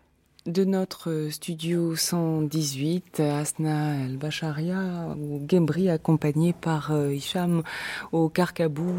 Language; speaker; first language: French; native; French